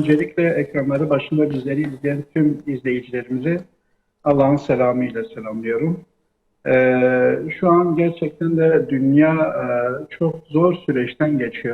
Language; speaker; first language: Turkish; native; Turkish